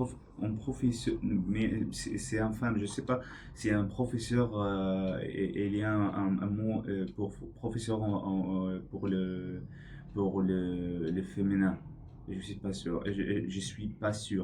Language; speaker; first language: French; non-native, learner; English